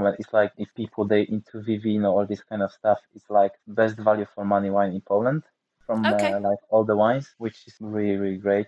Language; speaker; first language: English; non-native, fluent; Polish